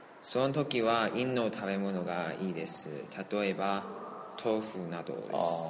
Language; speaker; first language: Japanese; non-native, learner; Chinese